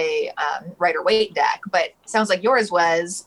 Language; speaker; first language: English; native; English